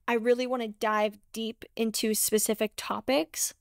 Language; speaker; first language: English; native; English